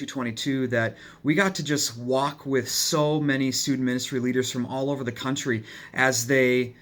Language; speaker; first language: English; native; English